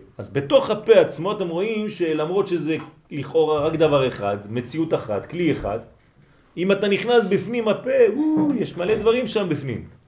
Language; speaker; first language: Hebrew; non-native, fluent; French